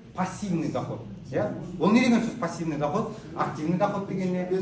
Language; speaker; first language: Russian; non-native, local second language; Kazakh